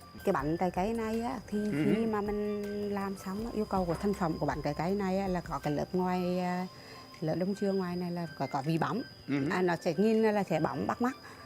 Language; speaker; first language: Vietnamese; native; Vietnamese